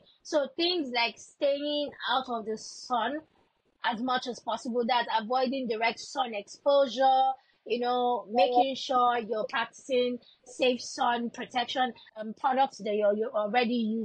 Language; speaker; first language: English; non-native, local second language; Yoruba